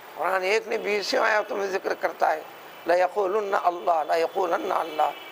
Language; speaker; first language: Urdu; native; Urdu